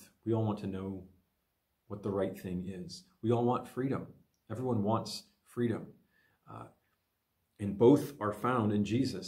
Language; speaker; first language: English; native; English